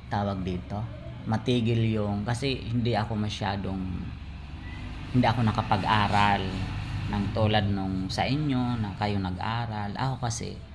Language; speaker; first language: Filipino; non-native, local second language; Bikol